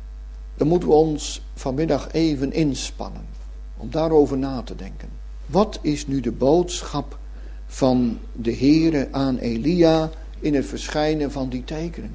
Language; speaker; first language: Dutch; native; Dutch